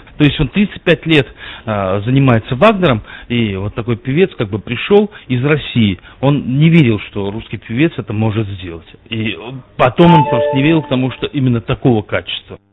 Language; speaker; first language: Russian; native; Russian